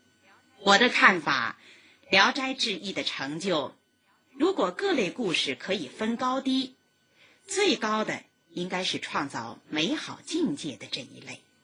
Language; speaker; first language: Chinese; native; Chinese